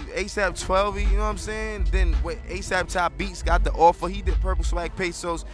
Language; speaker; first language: English; native; English